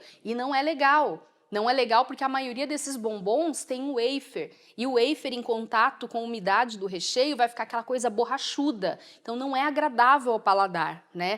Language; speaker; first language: Portuguese; native; Portuguese